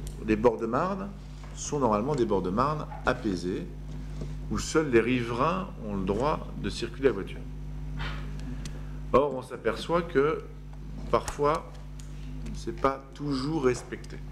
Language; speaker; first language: French; native; French